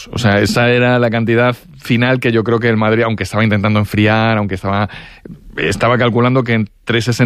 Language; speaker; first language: Spanish; native; Spanish